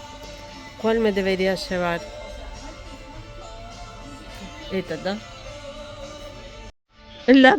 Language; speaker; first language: Spanish; non-native, fluent; Russian